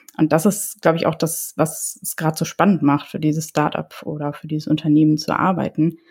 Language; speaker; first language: German; early bilingual, other home language; Polish